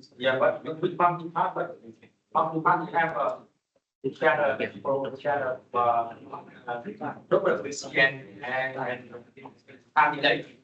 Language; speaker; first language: English; non-native, learner; Vietnamese